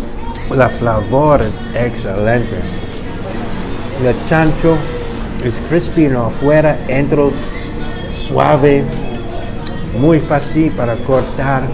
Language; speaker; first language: Spanish; non-native, learner; English